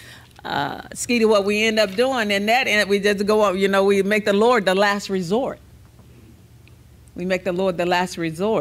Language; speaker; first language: English; native; English